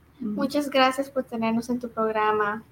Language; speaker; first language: Spanish; early bilingual, heritage; Spanish